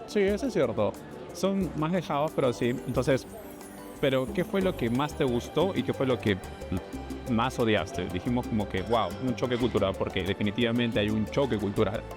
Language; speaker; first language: Spanish; native; Spanish